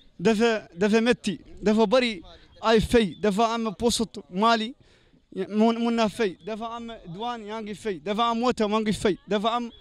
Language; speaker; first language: Wolof; non-native, learner; Arabic